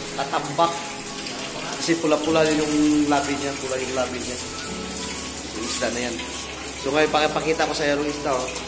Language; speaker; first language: Filipino; non-native, local second language; Cebuano